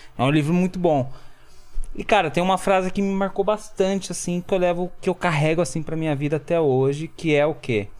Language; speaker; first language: Portuguese; native; Portuguese